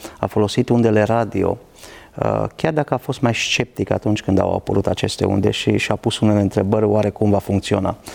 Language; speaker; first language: Romanian; non-native, local second language; Hungarian